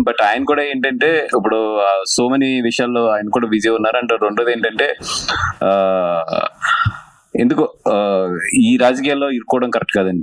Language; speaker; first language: Telugu; native; Telugu